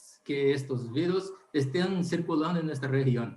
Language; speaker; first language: Spanish; non-native, learner; Portuguese